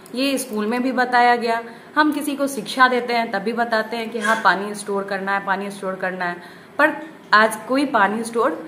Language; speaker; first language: Hindi; native; Hindi